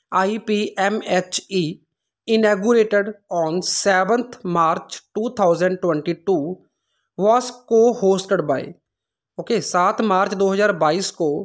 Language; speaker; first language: Hindi; non-native, local second language; Punjabi